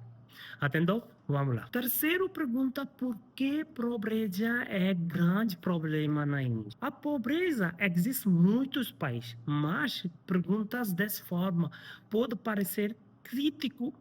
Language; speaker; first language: Portuguese; non-native, learner; Hindi